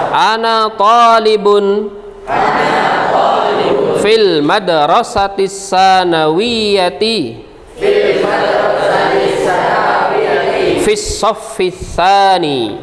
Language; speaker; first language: Arabic; non-native, fluent; Indonesian